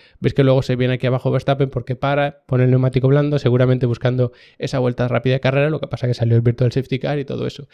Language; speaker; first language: Spanish; native; Spanish